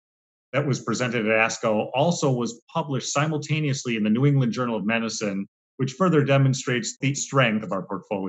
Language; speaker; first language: English; native; English